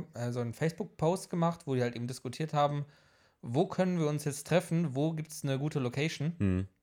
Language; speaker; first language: German; early bilingual, heritage; Polish